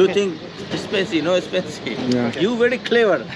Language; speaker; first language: English; non-native, learner; Hindi